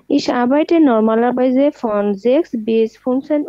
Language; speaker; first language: German; non-native, learner; Bangla